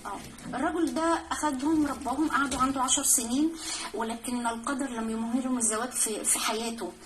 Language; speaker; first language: Arabic; native; Arabic